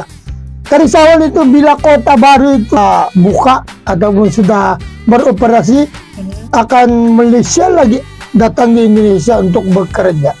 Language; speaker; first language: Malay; non-native, fluent; Filipino